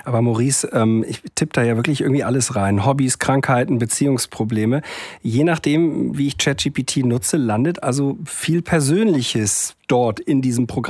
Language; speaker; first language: German; native; German